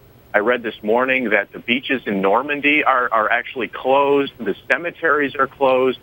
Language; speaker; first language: English; native; English